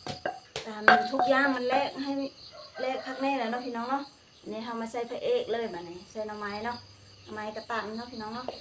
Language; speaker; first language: Thai; non-native, local second language; Lao